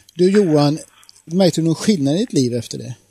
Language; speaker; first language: Swedish; native; Swedish